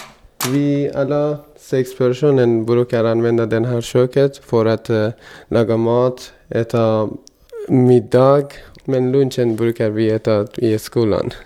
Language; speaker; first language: Swedish; non-native, fluent; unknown